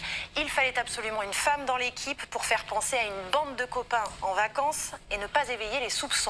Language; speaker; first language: French; native; French